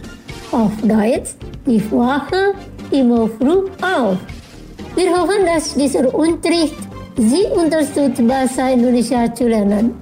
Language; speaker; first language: German; non-native, fluent; Indonesian